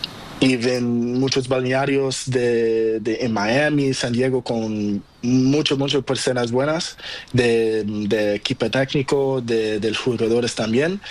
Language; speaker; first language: Spanish; non-native, learner; Portuguese